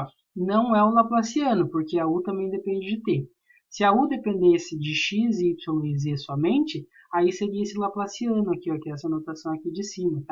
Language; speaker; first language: Portuguese; native; Portuguese